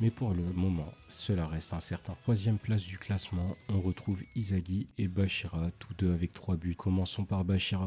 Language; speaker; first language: French; native; French